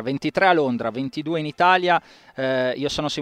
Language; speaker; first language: Italian; native; Italian